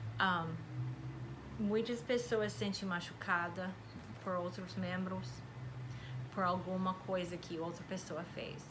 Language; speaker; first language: Portuguese; non-native, fluent; English